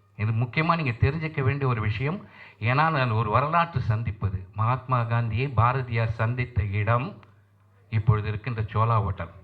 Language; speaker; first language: Tamil; non-native, local second language; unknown